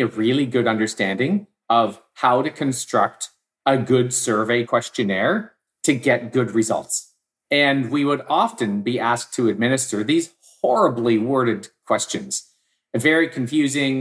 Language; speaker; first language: English; native; English